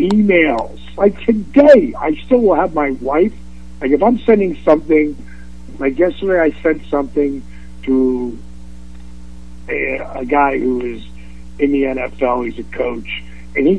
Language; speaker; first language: English; native; English